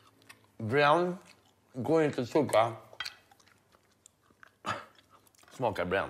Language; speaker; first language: Swedish; native; Swedish